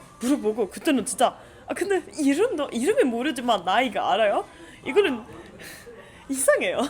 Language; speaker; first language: Korean; non-native, fluent; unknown